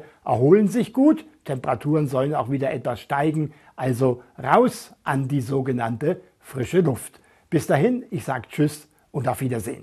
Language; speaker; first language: German; native; German